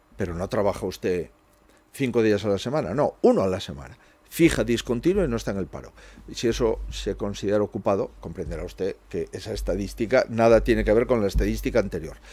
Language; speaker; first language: Spanish; native; Spanish